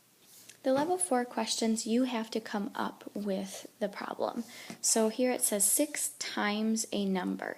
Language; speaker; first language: English; native; English